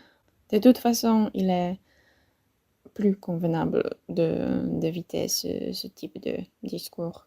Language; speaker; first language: French; non-native, fluent; Polish